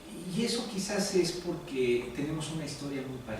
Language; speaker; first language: Spanish; native; Spanish